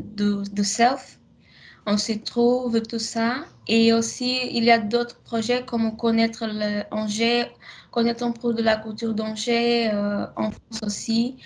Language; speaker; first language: French; non-native, learner; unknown